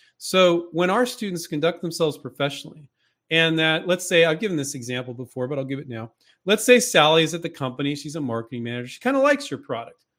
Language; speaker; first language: English; native; English